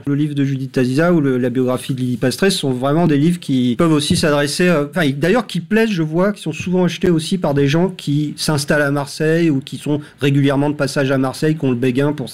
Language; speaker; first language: French; native; French